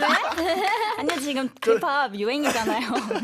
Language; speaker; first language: Korean; non-native, fluent; German